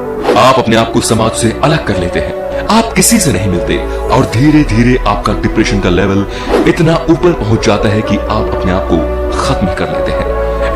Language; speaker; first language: Hindi; native; Hindi